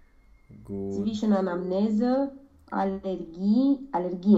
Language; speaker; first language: German; non-native, learner; Romanian